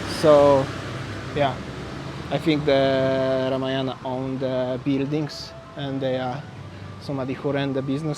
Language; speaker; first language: English; non-native, fluent; Polish